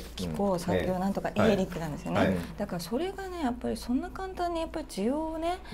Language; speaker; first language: Japanese; native; Japanese